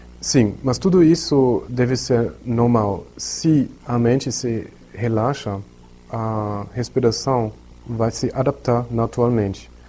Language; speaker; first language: Portuguese; non-native, learner; German